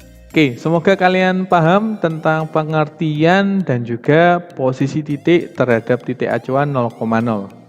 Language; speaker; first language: Indonesian; native; Indonesian